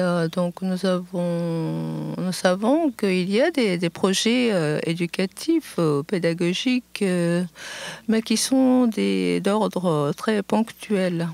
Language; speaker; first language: French; non-native, fluent; Japanese